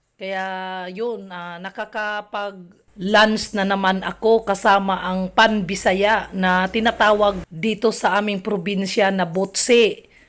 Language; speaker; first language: Filipino; non-native, local second language; Cebuano